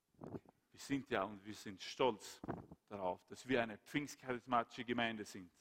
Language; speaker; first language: German; non-native, fluent; Swedish